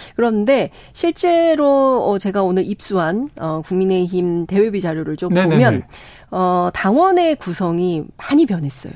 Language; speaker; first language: Korean; native; Korean